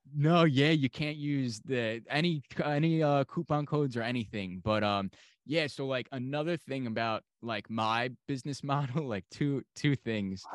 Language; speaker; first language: English; native; English